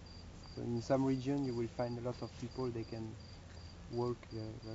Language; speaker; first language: English; non-native, learner; French